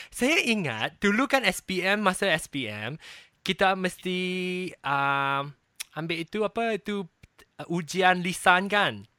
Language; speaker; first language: Malay; non-native, local second language; Chinese